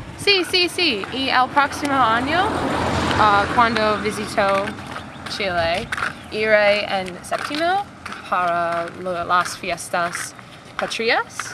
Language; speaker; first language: Spanish; non-native, learner; English